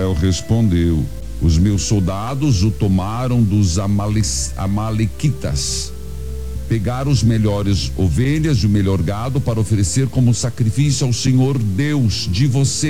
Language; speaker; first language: Portuguese; native; Portuguese